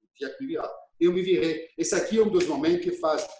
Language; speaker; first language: Portuguese; non-native, fluent; French